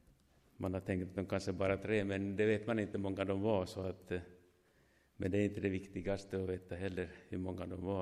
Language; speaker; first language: Swedish; non-native, fluent; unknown